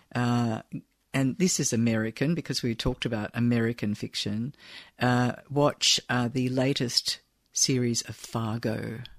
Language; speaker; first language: English; native; English